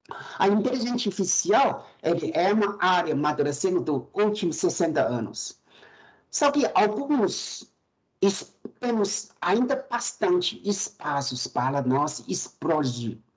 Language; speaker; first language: Portuguese; non-native, fluent; Chinese